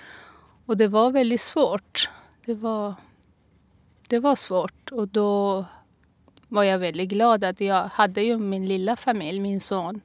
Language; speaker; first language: Swedish; non-native, fluent; Persian